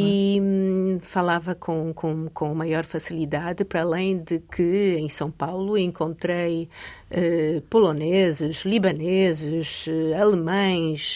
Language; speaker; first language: Portuguese; early bilingual, other home language; Polish